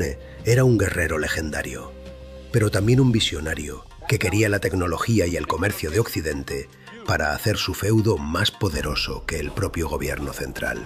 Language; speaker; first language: Spanish; native; Spanish